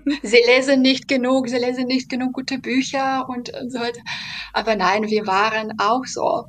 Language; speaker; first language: German; non-native, fluent; Belarusian